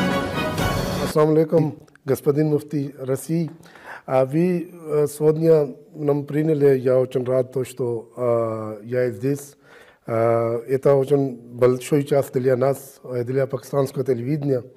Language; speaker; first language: Russian; non-native, fluent; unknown